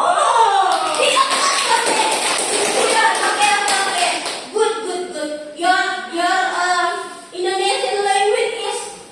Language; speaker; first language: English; non-native, fluent; Indonesian